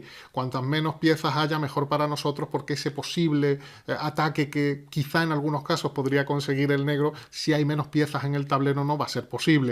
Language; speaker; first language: Spanish; native; Spanish